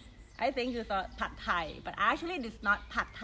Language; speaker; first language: English; non-native, learner; Thai